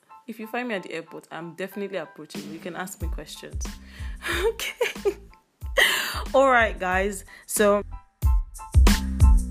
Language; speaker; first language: English; non-native, local second language; Yoruba